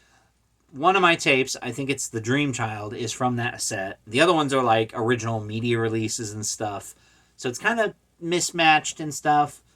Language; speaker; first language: English; native; English